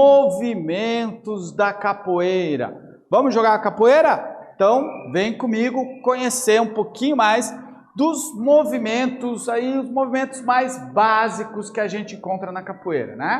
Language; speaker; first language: Portuguese; native; Portuguese